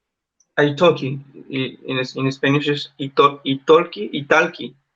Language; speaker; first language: English; non-native, learner; Spanish